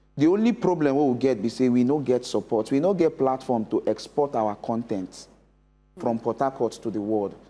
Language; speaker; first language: Nigerian Pidgin; native; Nigerian Pidgin